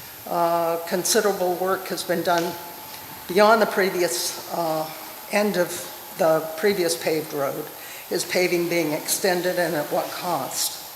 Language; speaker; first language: English; native; English